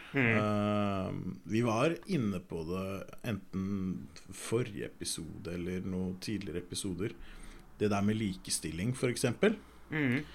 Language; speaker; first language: Norwegian; native; Norwegian